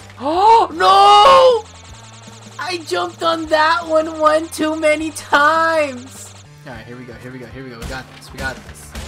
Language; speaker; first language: English; native; English